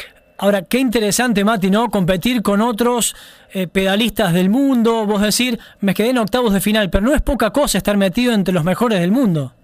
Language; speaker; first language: Spanish; native; Spanish